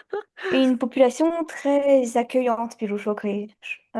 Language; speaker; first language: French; early bilingual, other home language; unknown